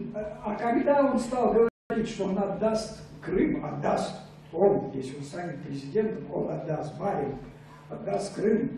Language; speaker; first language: Russian; native; Russian